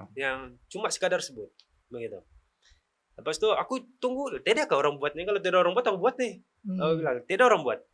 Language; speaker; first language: Malay; native; Malay